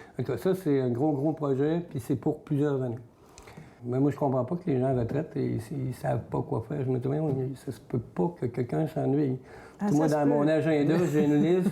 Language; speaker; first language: French; native; French